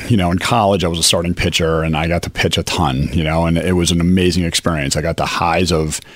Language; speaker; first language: English; native; English